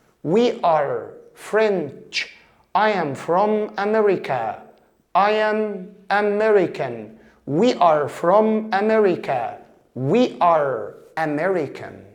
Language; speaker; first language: English; non-native, fluent; Arabic